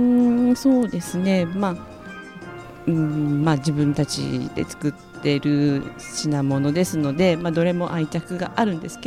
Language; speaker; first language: Japanese; native; Japanese